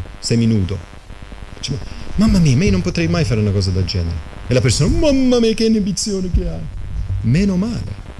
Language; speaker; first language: Italian; non-native, fluent; English